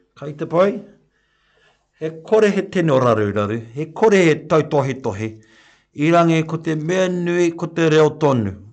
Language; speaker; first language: Māori; non-native, local second language; English